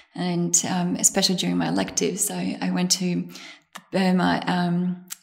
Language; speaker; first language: English; early bilingual, other home language; Bosnian